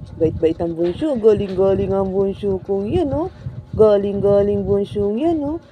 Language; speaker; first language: Filipino; non-native, local second language; Cebuano